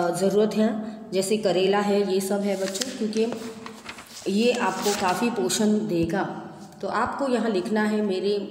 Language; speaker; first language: Hindi; non-native, local second language; Gujarati